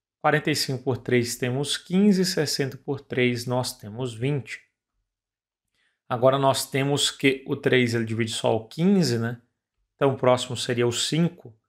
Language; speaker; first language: Portuguese; native; Portuguese